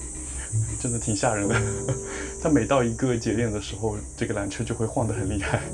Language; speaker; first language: Chinese; native; Chinese